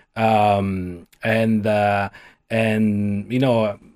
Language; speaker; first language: English; non-native, fluent; Italian